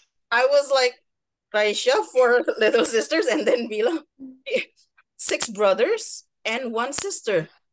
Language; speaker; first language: English; non-native, fluent; Indonesian